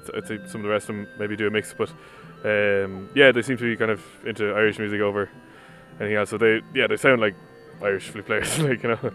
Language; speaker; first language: English; non-native, local second language; Irish